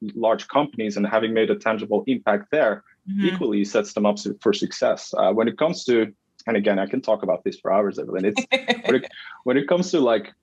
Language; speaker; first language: English; non-native, fluent; Dutch